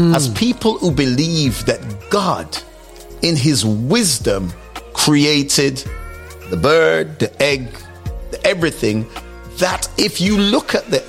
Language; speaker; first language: English; native; English